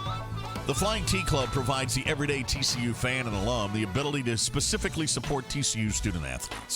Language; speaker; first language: English; native; English